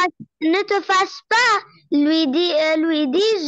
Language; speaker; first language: French; non-native, learner; Arabic